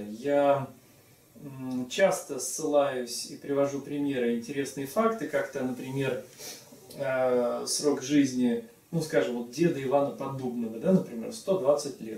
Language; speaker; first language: Russian; native; Russian